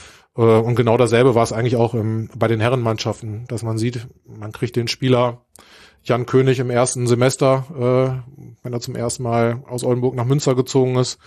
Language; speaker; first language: German; native; German